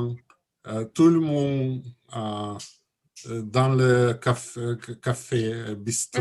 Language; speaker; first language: French; non-native, learner; Russian